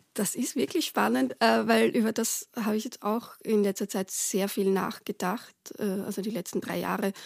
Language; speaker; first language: German; native; German